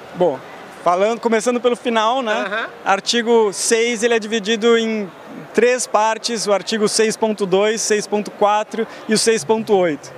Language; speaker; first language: Portuguese; native; Portuguese